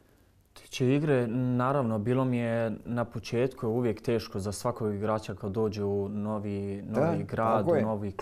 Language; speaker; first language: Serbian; early bilingual, heritage; Croatian